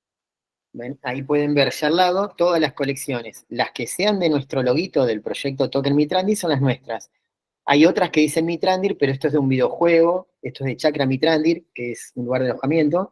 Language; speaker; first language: Spanish; native; Spanish